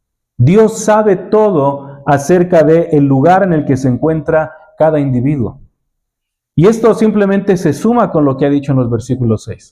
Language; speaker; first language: Spanish; native; Spanish